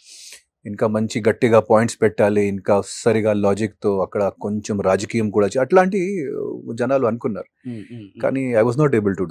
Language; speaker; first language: Telugu; non-native, fluent; Hindi